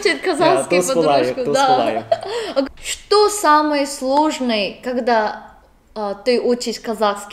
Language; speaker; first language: Russian; non-native, learner; Korean